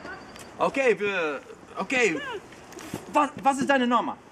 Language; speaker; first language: German; non-native, learner; English